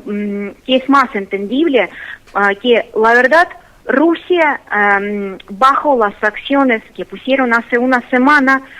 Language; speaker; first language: Spanish; non-native, fluent; Russian